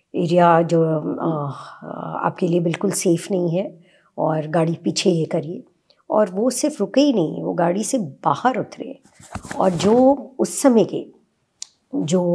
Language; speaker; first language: Hindi; native; Hindi